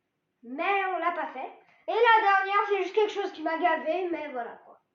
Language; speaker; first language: French; native; French